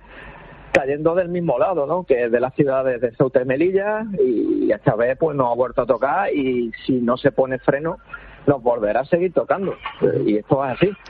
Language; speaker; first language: Spanish; native; Spanish